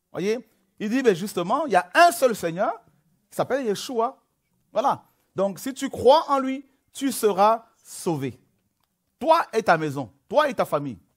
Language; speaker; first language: French; non-native, local second language; Lingala